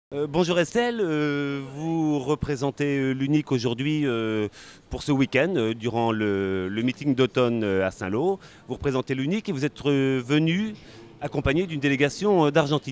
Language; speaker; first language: French; native; French